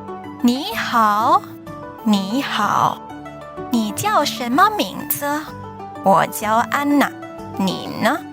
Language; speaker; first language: Chinese; non-native, fluent; Indonesian